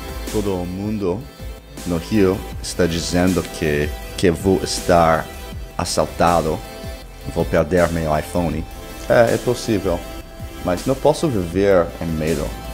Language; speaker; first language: Portuguese; non-native, learner; English